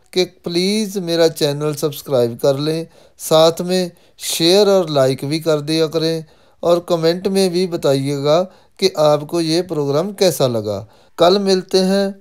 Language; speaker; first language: Hindi; non-native, local second language; Punjabi